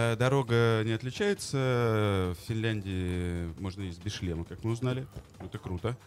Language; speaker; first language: Russian; native; Russian